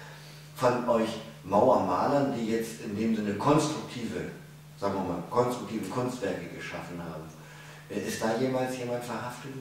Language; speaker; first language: German; native; German